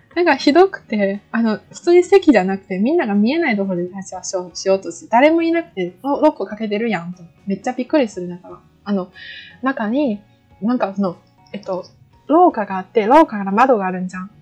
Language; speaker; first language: Japanese; non-native, fluent; Chinese